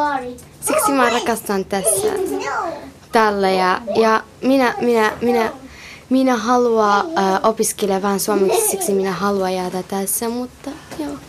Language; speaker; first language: Finnish; non-native, learner; Arabic